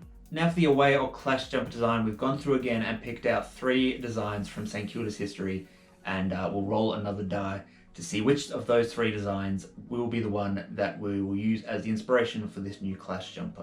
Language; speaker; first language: English; native; English